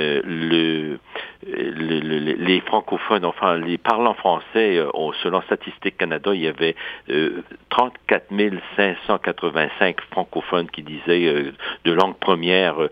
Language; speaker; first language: French; native; French